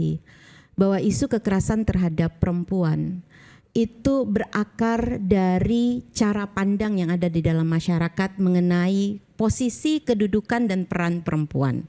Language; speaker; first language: Indonesian; native; Indonesian